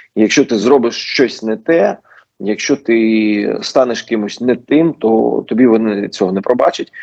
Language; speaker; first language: Ukrainian; non-native, local second language; Russian